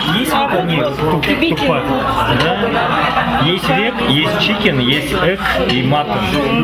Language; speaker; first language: Russian; native; Russian